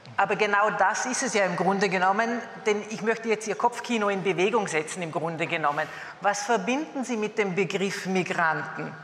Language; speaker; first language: German; native; German